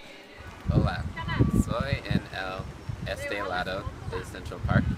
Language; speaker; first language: Spanish; non-native, learner; English